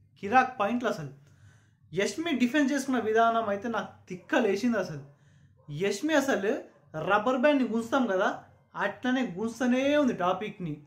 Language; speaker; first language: Telugu; non-native, local second language; Urdu